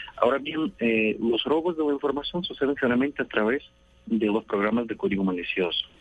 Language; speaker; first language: Spanish; non-native, fluent; Russian